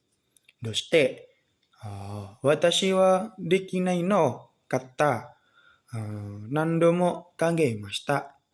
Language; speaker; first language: Japanese; non-native, learner; Indonesian